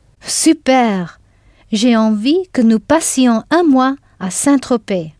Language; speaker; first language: French; non-native, fluent; English